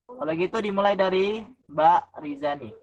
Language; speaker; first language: Indonesian; native; Indonesian